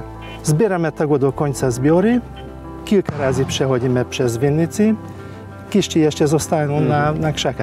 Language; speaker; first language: Polish; non-native, fluent; Hungarian